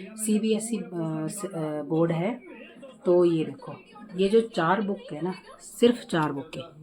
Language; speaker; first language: Hindi; native; Hindi